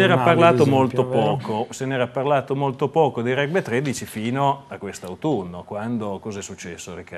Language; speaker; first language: Italian; native; Italian